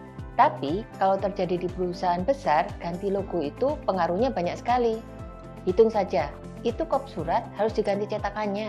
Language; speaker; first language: Indonesian; native; Indonesian